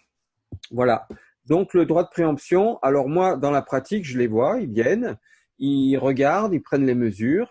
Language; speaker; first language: French; native; French